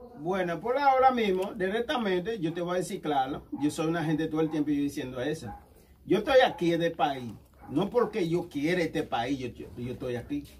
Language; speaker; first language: Spanish; non-native, learner; Haitian Creole